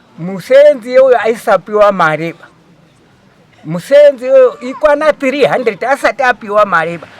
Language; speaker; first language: Shona; native; Shona